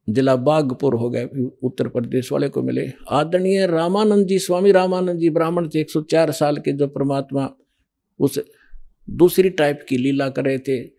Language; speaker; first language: Hindi; native; Hindi